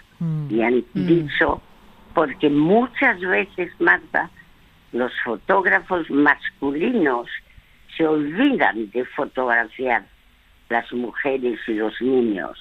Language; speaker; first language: Spanish; early bilingual, other home language; French